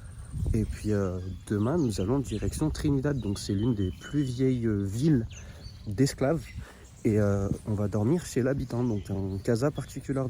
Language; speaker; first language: French; native; French